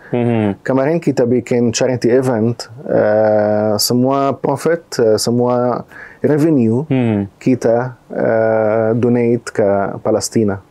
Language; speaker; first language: Indonesian; non-native, fluent; Arabic